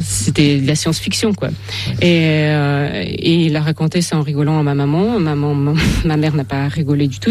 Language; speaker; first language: French; non-native, fluent; Russian